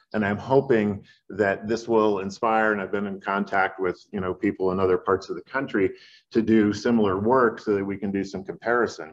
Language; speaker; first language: English; native; English